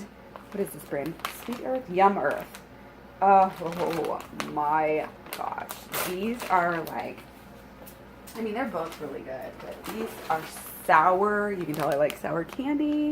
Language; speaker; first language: English; native; English